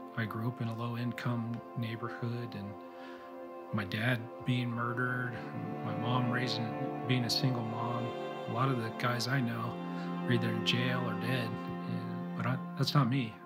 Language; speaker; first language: English; native; English